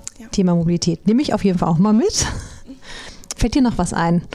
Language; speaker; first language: German; native; German